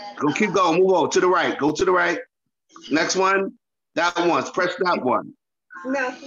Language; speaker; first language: English; native; English